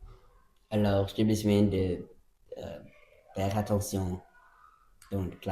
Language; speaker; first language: French; non-native, local second language; English